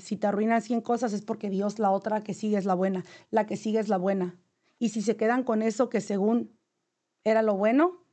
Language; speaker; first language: Spanish; native; Spanish